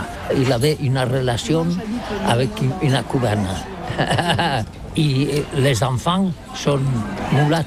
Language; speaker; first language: French; non-native, learner; Catalan